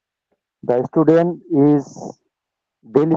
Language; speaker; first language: English; non-native, learner; Bangla